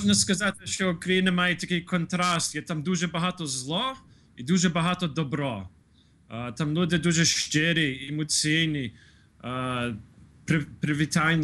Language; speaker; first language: Ukrainian; early bilingual, heritage; Ukrainian